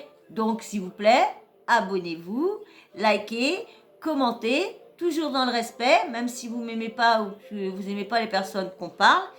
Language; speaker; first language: French; native; French